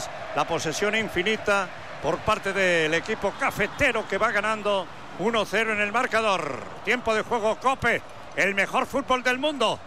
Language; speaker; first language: Spanish; native; Spanish